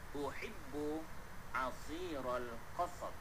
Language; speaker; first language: Arabic; non-native, fluent; Malay